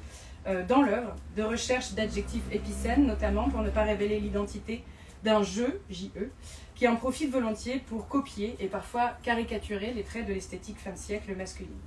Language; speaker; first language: French; native; French